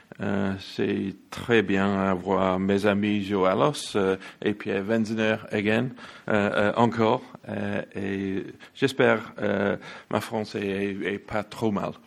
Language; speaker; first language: French; non-native, learner; English